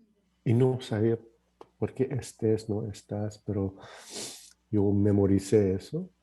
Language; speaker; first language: Spanish; non-native, learner; English